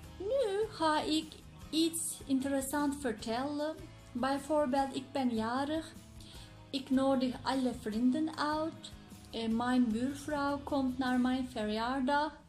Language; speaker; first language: Dutch; non-native, learner; Turkish